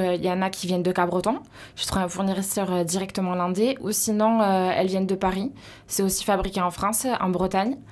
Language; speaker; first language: French; native; French